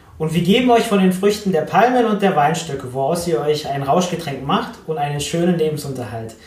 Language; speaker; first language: German; early bilingual, other home language; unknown